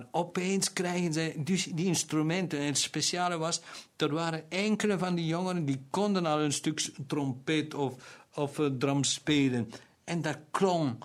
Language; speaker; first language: Dutch; non-native, local second language; German